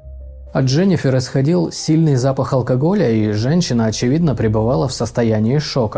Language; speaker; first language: Russian; native; Russian